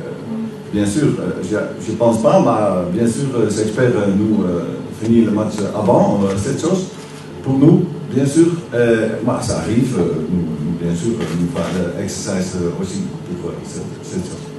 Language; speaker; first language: French; non-native, learner; Dutch